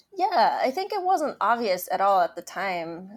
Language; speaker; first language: English; non-native, local second language; Cantonese